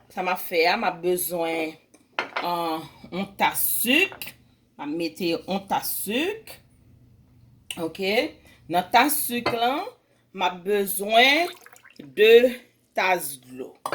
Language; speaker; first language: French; non-native, learner; Haitian Creole